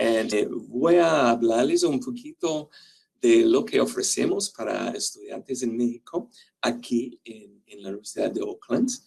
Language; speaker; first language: Spanish; non-native, fluent; English